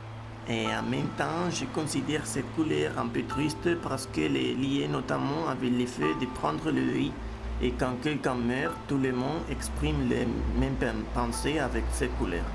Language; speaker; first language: French; non-native, fluent; Spanish